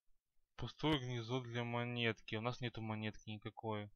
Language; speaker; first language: Russian; native; Russian